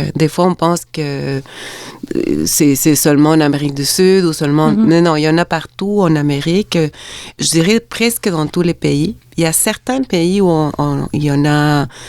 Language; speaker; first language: French; non-native, fluent; Spanish